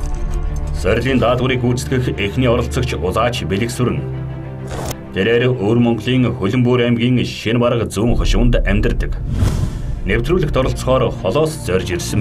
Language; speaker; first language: Mongolian; native; Mongolian